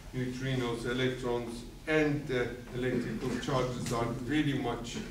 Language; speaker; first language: English; non-native, fluent; Turkish